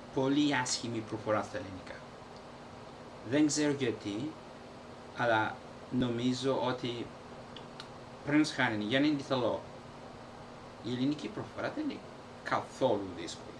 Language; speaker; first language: Greek; non-native, fluent; Italian